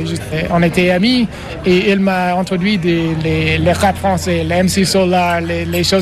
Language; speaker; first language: French; non-native, learner; English